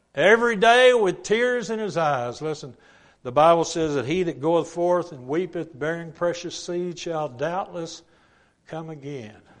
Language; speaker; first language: English; native; English